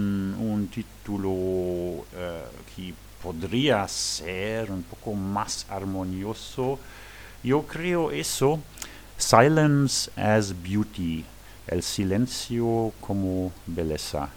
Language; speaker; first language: Spanish; non-native, learner; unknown